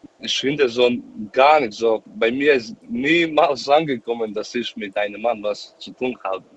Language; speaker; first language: German; non-native, learner; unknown